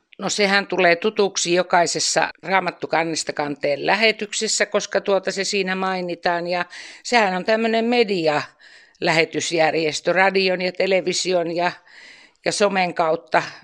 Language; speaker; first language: Finnish; native; Finnish